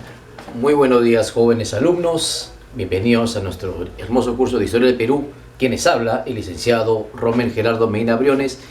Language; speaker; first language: Spanish; native; Spanish